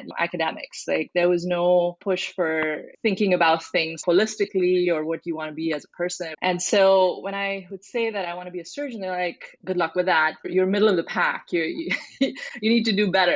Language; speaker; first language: English; non-native, local second language; Hindi